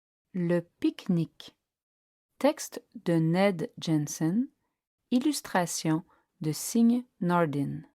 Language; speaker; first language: French; non-native, learner; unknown